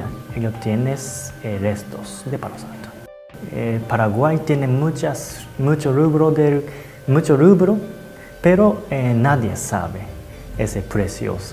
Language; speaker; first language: Spanish; non-native, learner; Japanese